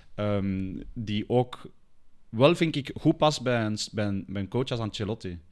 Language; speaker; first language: Dutch; early bilingual, other home language; Spanish